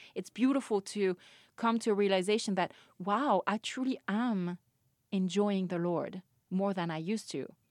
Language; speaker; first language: English; non-native, fluent; French